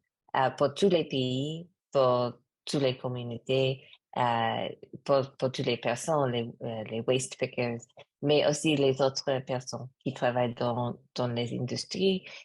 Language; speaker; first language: French; non-native, learner; English